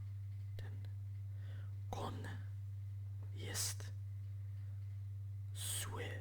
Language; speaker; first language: Polish; non-native, learner; English